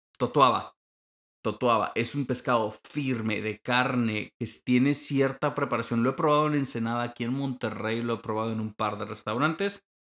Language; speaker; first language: Spanish; native; Spanish